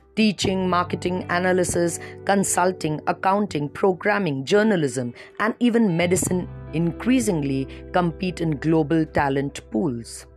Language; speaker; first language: English; non-native, local second language; Marathi